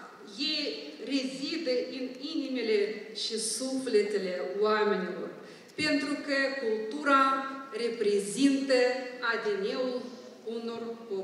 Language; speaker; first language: Romanian; non-native, local second language; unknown